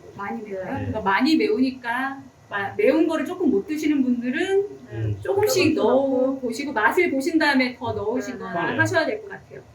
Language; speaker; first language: Korean; early bilingual, heritage; Korean